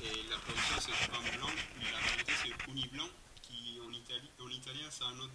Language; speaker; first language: French; non-native, fluent; Spanish